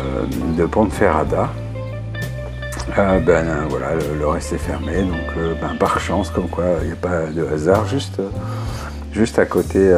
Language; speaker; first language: French; native; French